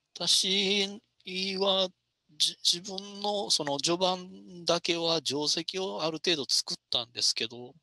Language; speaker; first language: Japanese; native; Japanese